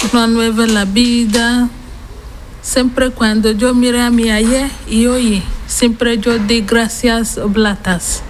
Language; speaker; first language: Spanish; non-native, learner; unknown